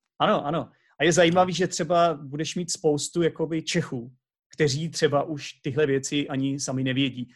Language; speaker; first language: Czech; native; Czech